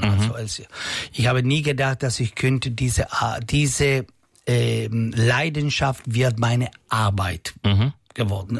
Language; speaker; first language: German; non-native, fluent; Italian